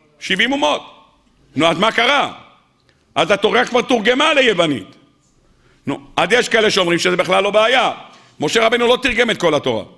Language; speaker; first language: Hebrew; native; Hebrew